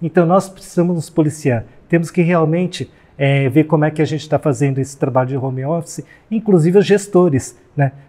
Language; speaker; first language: Portuguese; native; Portuguese